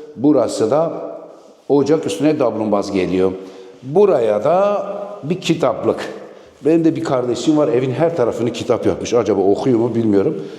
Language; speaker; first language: Turkish; native; Turkish